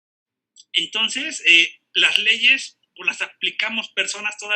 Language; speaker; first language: Spanish; native; Spanish